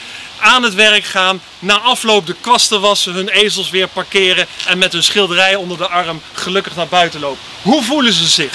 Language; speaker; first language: Dutch; native; Dutch